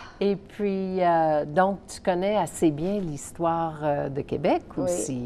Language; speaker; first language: French; native; French